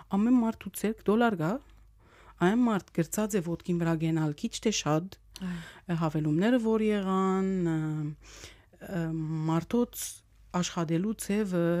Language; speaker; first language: Armenian; early bilingual, heritage; Armenian